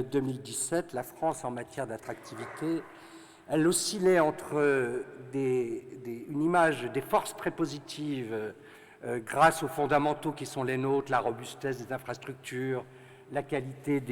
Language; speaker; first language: French; native; French